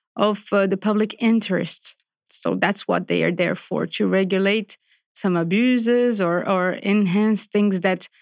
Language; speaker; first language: English; non-native, fluent; Portuguese